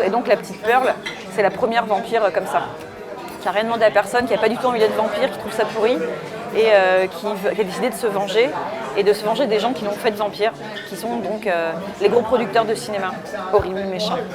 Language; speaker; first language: French; native; French